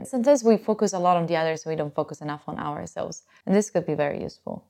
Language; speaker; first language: English; non-native, fluent; Italian